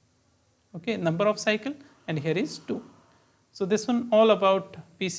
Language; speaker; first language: English; non-native, local second language; Hindi